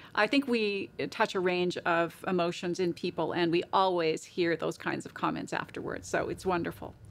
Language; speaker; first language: English; native; English